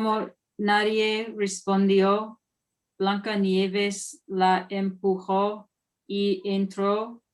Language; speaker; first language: Spanish; non-native, learner; English